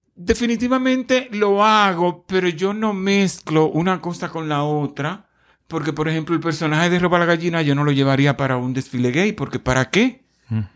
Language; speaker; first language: Spanish; native; Spanish